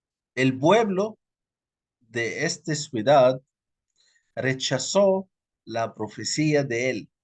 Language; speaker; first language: Spanish; non-native, fluent; Arabic